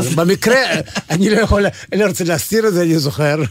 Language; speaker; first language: Hebrew; non-native, fluent; Russian